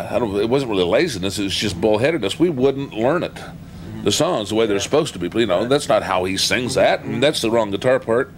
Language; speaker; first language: English; native; English